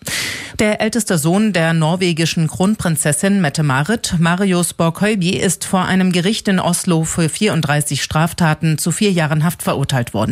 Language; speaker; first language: German; native; German